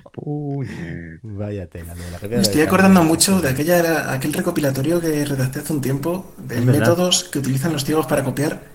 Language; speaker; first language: Spanish; native; Spanish